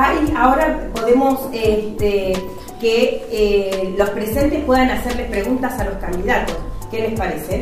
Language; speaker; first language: Spanish; native; Spanish